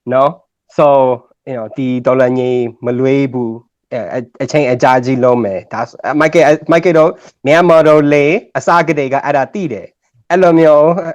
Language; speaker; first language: Burmese; non-native, learner; English